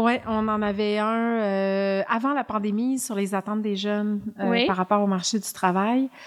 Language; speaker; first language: French; native; French